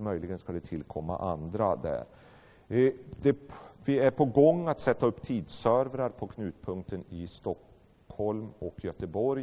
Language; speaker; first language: Swedish; native; Swedish